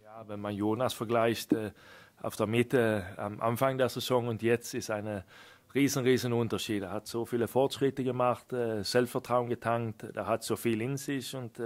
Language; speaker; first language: German; non-native, fluent; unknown